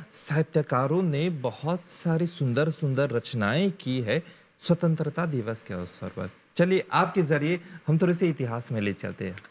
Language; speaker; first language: Hindi; non-native, local second language; Morisyen